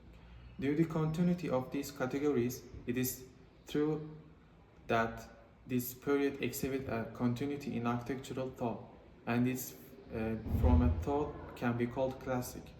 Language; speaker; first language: English; non-native, learner; Turkish